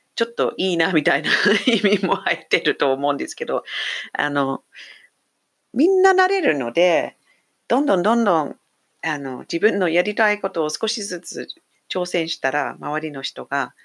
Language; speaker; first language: Japanese; non-native, fluent; English